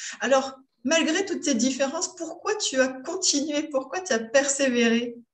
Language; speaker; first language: French; native; French